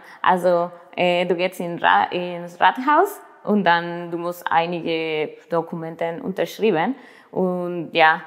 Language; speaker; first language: German; non-native, learner; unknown